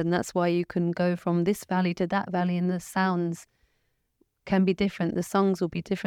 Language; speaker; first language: English; native; English